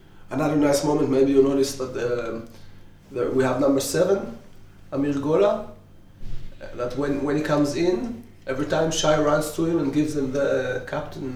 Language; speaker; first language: English; non-native, fluent; Hebrew